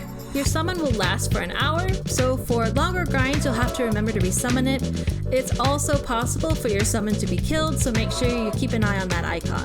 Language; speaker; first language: English; native; English